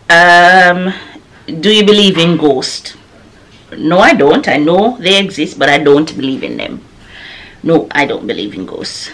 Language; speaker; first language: English; non-native, local second language; Jamaican Creole English